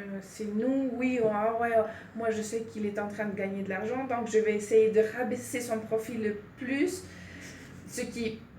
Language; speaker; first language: French; non-native, fluent; Spanish